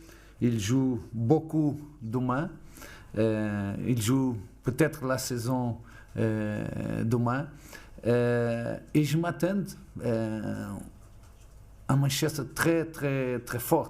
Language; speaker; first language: French; non-native, fluent; Portuguese